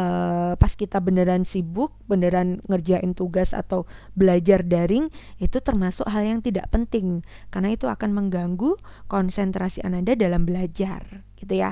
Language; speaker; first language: Indonesian; native; Indonesian